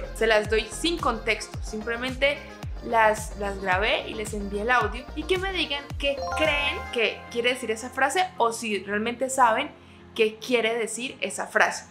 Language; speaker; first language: Spanish; native; Spanish